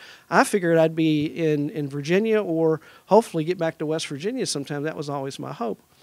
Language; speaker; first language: English; native; English